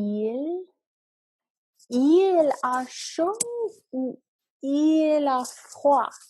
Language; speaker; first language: French; non-native, fluent; English